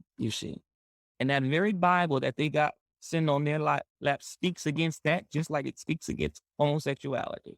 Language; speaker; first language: English; native; English